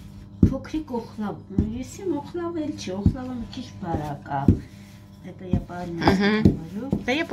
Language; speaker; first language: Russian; non-native, learner; Armenian